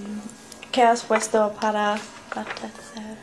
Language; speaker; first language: Spanish; non-native, learner; English